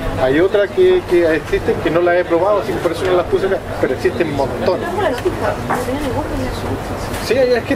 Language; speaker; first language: Spanish; native; Spanish